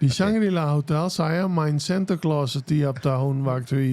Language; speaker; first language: Indonesian; non-native, fluent; Dutch